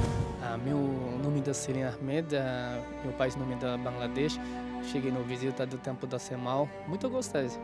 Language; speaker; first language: Portuguese; non-native, learner; Bangla